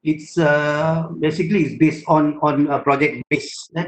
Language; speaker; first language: English; non-native, local second language; Malay